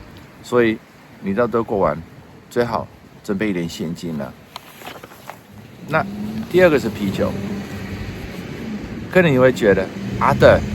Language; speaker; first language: Chinese; non-native, fluent; Dutch